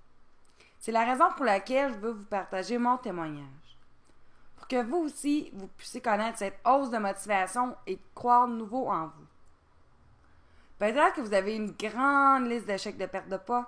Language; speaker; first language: French; native; French